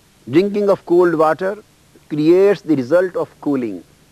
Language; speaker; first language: English; non-native, local second language; Punjabi